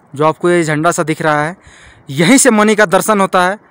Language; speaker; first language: Hindi; native; Hindi